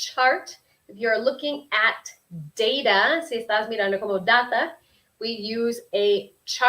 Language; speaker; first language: Spanish; non-native, fluent; English